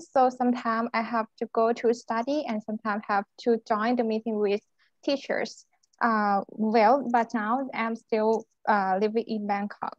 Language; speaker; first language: English; non-native, learner; Thai